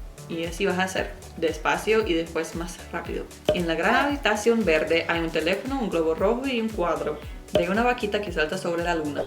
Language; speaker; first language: Spanish; non-native, fluent; English